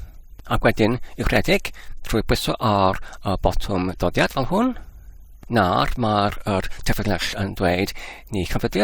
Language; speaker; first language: Welsh; non-native, fluent; English